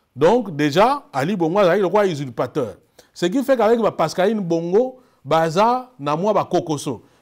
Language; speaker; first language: French; non-native, local second language; Lingala